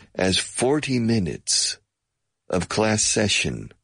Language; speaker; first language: English; native; English